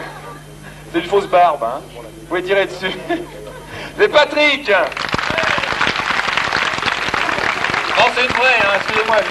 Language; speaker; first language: French; native; French